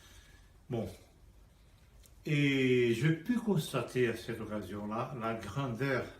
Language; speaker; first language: French; non-native, fluent; Portuguese